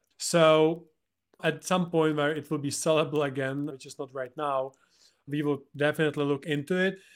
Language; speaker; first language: English; non-native, fluent; Czech